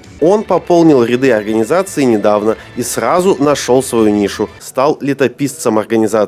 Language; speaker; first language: Russian; native; Russian